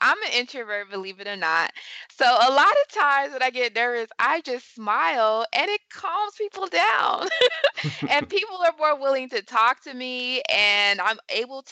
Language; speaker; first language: English; native; English